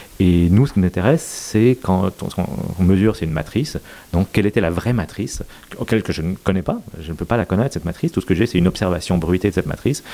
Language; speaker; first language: French; native; French